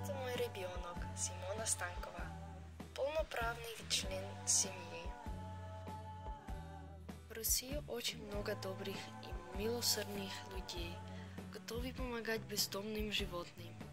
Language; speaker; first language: Russian; non-native, fluent; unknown